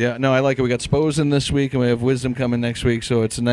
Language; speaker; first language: English; native; English